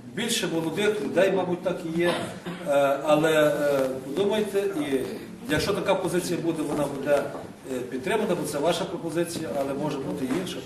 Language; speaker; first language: Ukrainian; native; Ukrainian